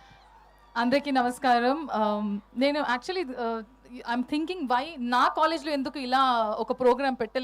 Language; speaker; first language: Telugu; non-native, learner; Kannada